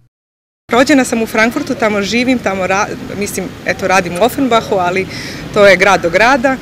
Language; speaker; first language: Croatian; early bilingual, heritage; Serbian